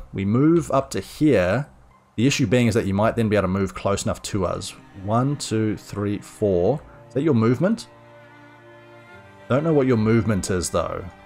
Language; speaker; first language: English; native; English